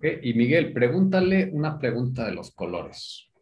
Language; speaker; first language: Spanish; non-native, fluent; English